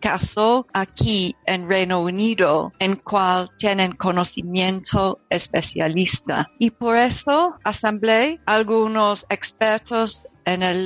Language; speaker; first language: Spanish; non-native, learner; English